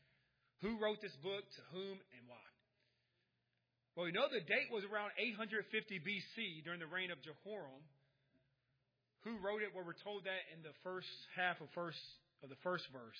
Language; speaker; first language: English; native; English